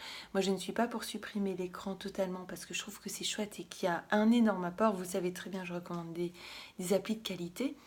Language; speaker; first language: French; native; French